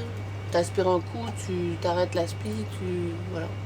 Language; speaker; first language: French; native; French